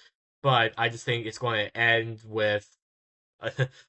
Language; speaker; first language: English; native; English